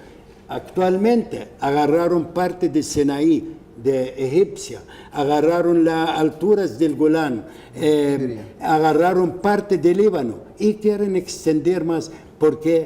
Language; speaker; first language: Spanish; non-native, fluent; Arabic